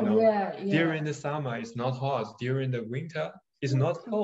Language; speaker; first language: English; non-native, fluent; Chinese